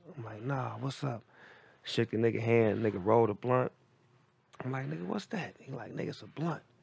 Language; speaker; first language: English; native; English